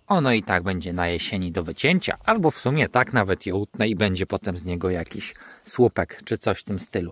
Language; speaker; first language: Polish; native; Polish